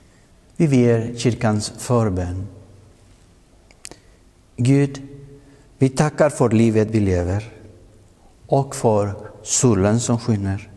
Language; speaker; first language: Swedish; non-native, fluent; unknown